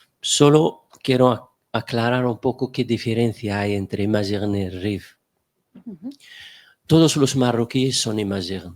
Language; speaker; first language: Spanish; non-native, fluent; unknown